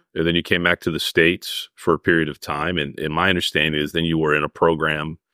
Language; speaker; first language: English; native; English